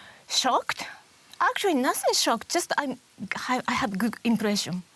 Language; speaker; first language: English; non-native, learner; Japanese